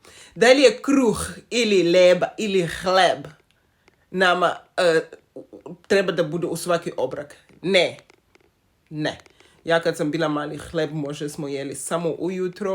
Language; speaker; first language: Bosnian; non-native, learner; Zulu